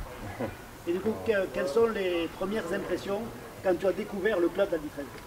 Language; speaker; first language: French; native; French